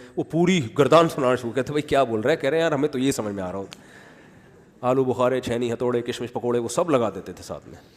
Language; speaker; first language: Urdu; native; Urdu